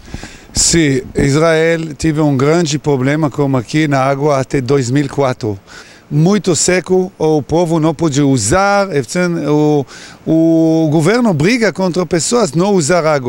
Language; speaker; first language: Portuguese; non-native, learner; Hebrew